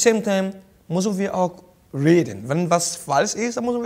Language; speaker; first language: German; non-native, learner; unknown